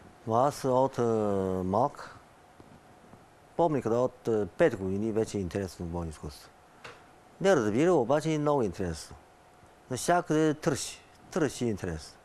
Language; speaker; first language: Bulgarian; non-native, learner; Chinese